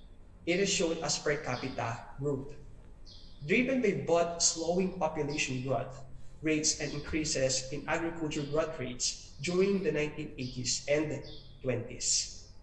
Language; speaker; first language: English; non-native, fluent; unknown